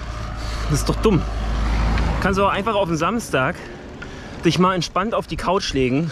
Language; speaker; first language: German; native; German